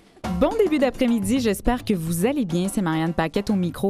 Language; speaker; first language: French; native; French